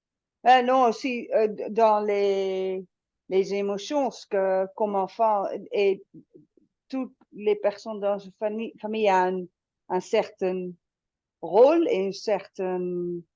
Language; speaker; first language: French; non-native, fluent; Dutch